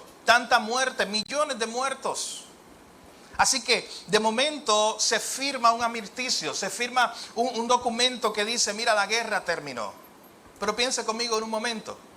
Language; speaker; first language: Spanish; native; Spanish